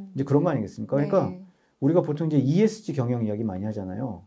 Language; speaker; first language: Korean; native; Korean